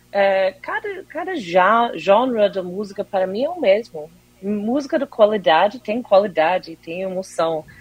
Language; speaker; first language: Portuguese; non-native, fluent; English